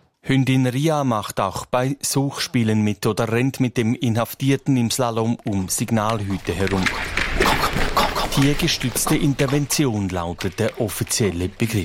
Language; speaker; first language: German; native; German